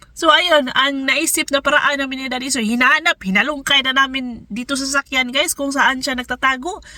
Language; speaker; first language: Filipino; non-native, local second language; Cebuano